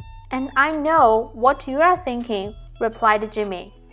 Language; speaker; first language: English; non-native, fluent; Chinese